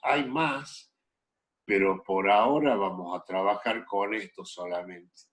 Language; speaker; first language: Spanish; native; Spanish